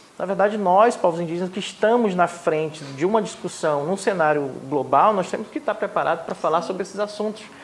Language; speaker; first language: Portuguese; non-native, local second language; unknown